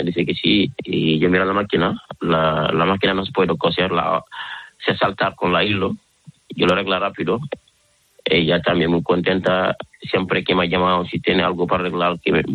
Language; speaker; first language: Spanish; non-native, learner; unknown